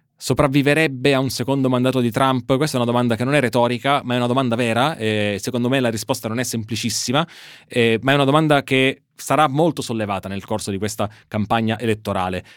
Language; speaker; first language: Italian; native; Italian